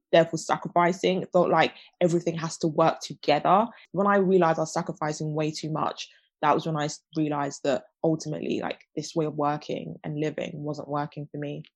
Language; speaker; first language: English; native; English